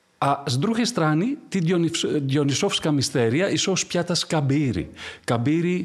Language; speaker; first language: Czech; non-native, fluent; Greek